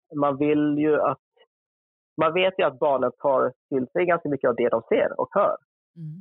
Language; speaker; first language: Swedish; early bilingual, other home language; Vietnamese